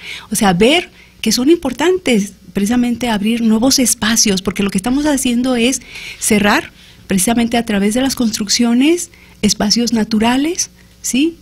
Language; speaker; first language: Spanish; native; Spanish